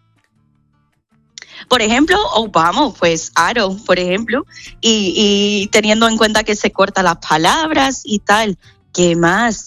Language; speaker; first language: Spanish; non-native, fluent; English